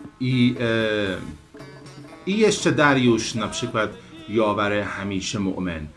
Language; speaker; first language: Polish; non-native, learner; Persian